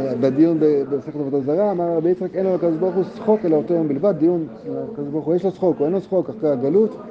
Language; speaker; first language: Hebrew; native; Hebrew